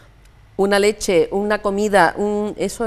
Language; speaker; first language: Spanish; native; Spanish